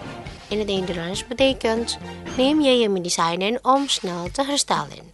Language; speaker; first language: Dutch; non-native, local second language; Indonesian